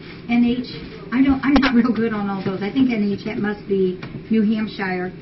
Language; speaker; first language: English; native; English